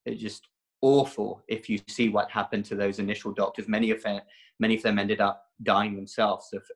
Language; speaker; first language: English; native; English